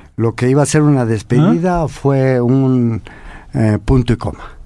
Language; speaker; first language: Spanish; native; Spanish